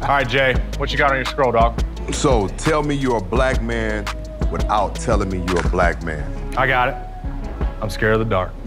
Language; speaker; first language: English; native; English